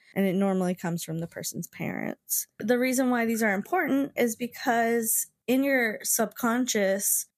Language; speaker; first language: English; native; English